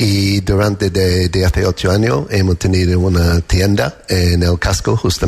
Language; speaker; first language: Spanish; non-native, fluent; English